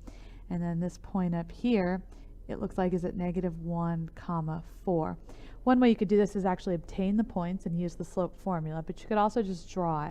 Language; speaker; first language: English; native; English